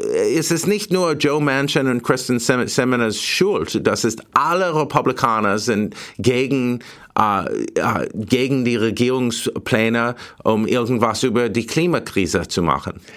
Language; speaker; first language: German; non-native, learner; English